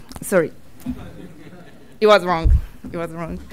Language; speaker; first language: English; non-native, learner; Japanese